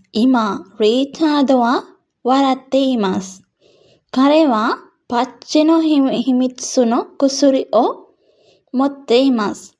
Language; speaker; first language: Japanese; non-native, fluent; Sinhala